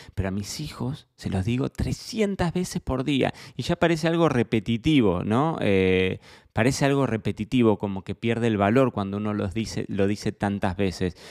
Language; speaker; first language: Spanish; native; Spanish